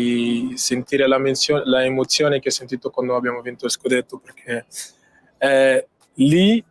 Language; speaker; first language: Italian; non-native, fluent; Portuguese